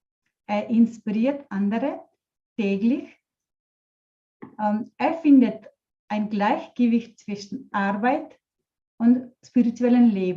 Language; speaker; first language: German; non-native, fluent; Telugu